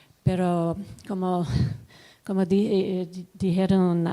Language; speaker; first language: Spanish; non-native, learner; English